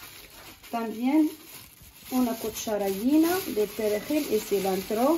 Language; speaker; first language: Spanish; non-native, fluent; Arabic